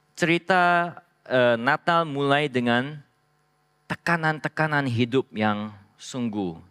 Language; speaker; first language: Indonesian; non-native, fluent; Korean